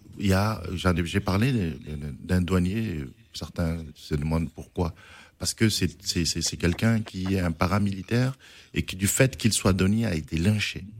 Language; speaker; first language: French; non-native, local second language; Arabic